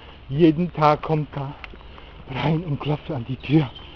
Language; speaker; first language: German; native; German